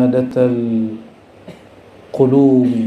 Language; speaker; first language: Arabic; non-native, fluent; Indonesian